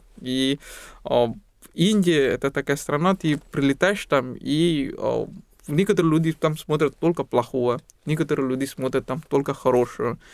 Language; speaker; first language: Russian; non-native, fluent; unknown